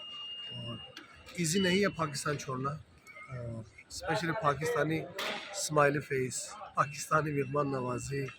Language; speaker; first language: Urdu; non-native, learner; Turkish